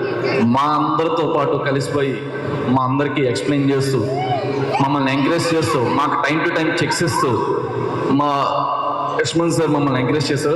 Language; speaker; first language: Telugu; native; Telugu